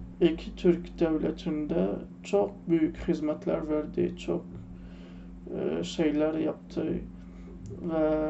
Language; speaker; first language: Turkish; non-native, learner; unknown